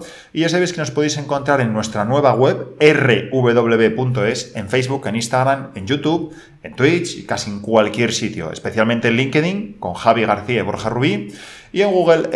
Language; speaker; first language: Spanish; native; Spanish